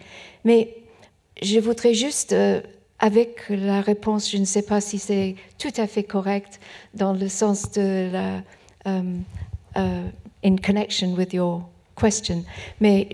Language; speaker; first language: French; non-native, fluent; Persian